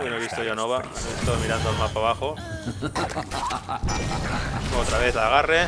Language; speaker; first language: Spanish; native; Spanish